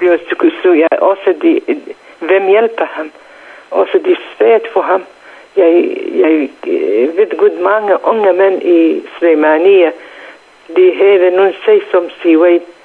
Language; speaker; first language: Danish; non-native, learner; Central Kurdish